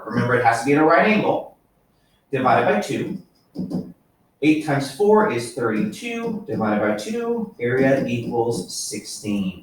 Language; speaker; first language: English; native; English